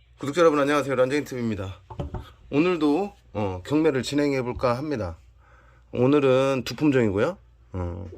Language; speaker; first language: Korean; native; Korean